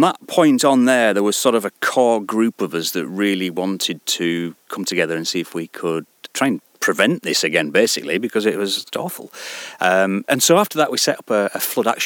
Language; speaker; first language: English; native; English